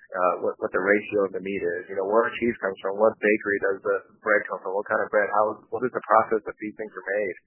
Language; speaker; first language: English; early bilingual, other home language; Japanese